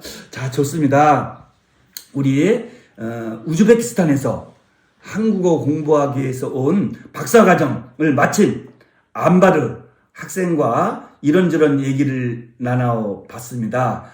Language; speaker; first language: Korean; native; Korean